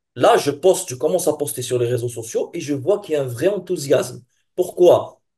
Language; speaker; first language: French; non-native, local second language; Arabic